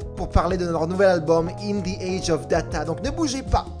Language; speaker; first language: French; native; French